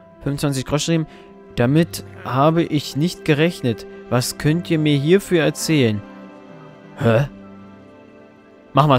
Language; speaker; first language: German; native; German